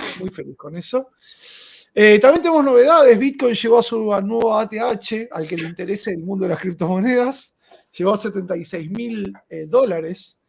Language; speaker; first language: Spanish; native; Spanish